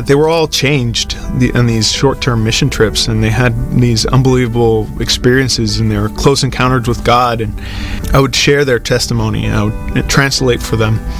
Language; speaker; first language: English; non-native, fluent; Spanish